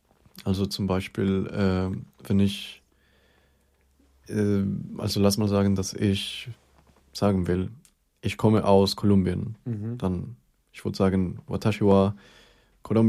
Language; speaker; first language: German; non-native, fluent; Spanish